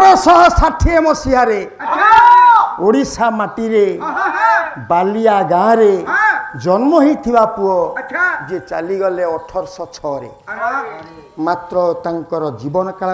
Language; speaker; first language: Odia; native; Odia